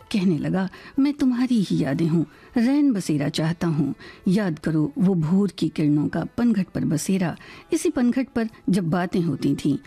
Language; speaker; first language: Hindi; native; Hindi